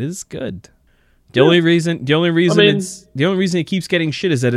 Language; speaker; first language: English; native; English